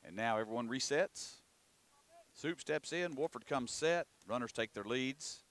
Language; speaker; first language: English; native; English